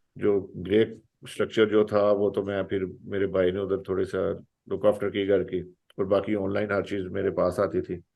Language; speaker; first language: Urdu; non-native, local second language; Punjabi